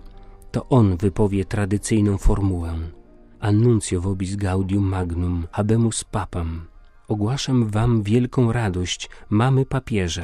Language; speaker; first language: Polish; native; Polish